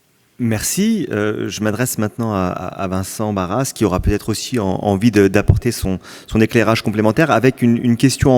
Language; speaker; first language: French; native; French